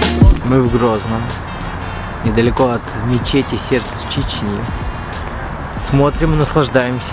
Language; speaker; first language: Russian; native; Russian